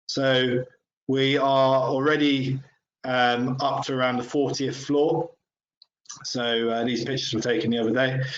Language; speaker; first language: English; native; English